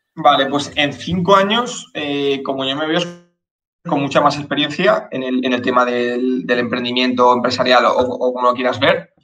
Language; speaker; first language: Spanish; native; Spanish